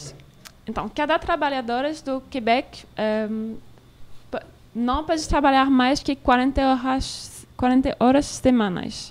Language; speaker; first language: Portuguese; non-native, learner; French